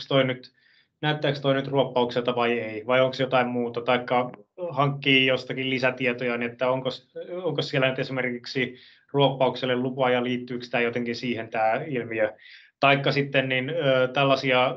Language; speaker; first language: Finnish; native; Finnish